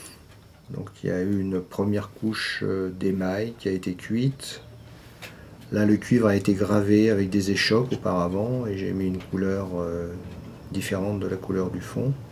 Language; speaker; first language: French; native; French